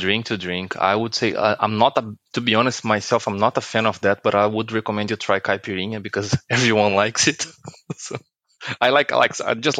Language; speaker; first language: English; non-native, fluent; Portuguese